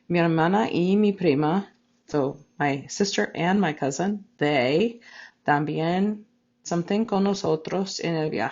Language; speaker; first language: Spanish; non-native, fluent; English